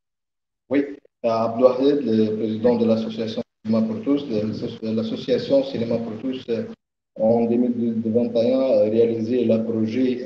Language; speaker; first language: French; non-native, learner; Arabic